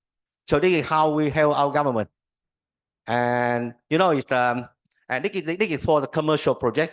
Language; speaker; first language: English; non-native, learner; Vietnamese